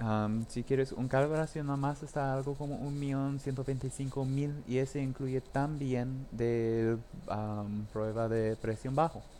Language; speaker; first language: Spanish; non-native, learner; English